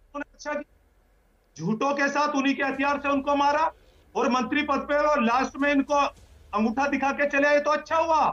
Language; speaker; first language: Hindi; native; Hindi